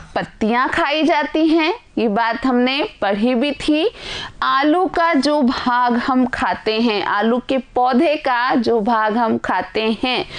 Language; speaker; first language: Hindi; native; Hindi